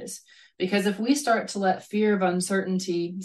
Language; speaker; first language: English; native; English